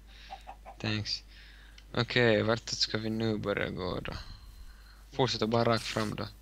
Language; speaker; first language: Swedish; non-native, local second language; Finnish